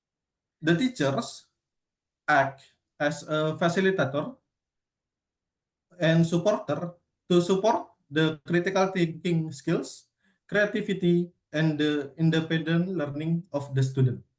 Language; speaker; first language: English; non-native, learner; Indonesian